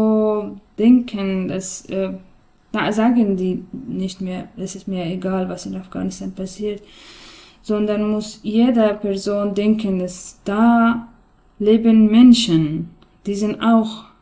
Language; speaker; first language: German; non-native, learner; Persian